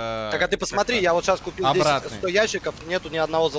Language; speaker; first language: Russian; native; Russian